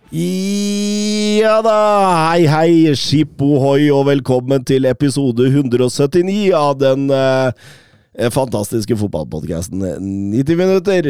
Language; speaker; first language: Norwegian; native; Norwegian